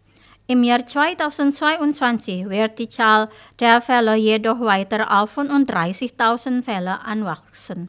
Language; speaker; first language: German; non-native, fluent; Indonesian